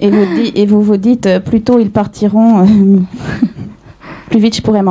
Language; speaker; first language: French; native; French